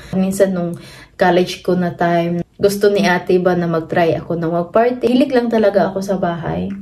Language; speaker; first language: Filipino; non-native, local second language; Cebuano